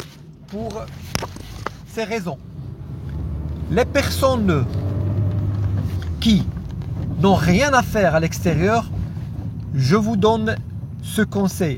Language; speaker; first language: French; non-native, fluent; Arabic